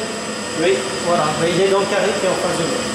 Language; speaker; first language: French; native; French